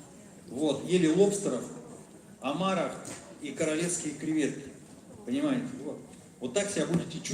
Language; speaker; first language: Russian; native; Russian